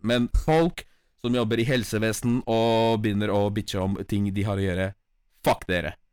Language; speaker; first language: Norwegian; early bilingual, other home language; Polish